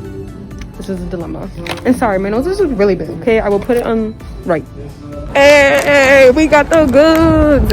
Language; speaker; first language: English; native; English